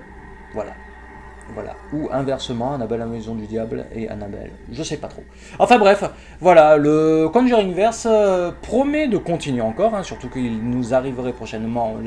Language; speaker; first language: French; native; French